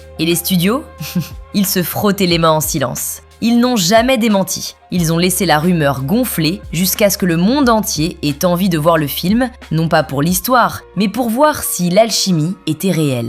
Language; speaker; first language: French; native; French